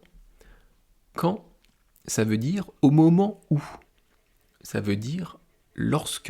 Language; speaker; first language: French; native; French